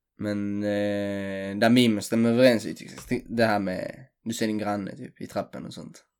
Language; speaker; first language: Swedish; early bilingual, other home language; Greek